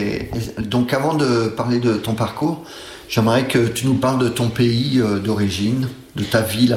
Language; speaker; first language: French; native; French